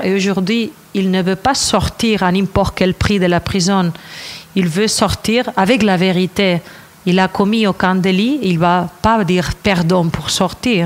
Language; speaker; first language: French; non-native, fluent; Catalan